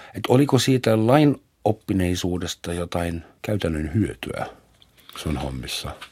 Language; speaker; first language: Finnish; non-native, fluent; German